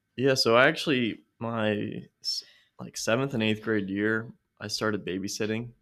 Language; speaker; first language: English; native; English